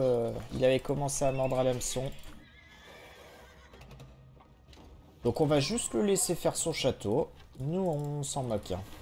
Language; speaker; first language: French; native; French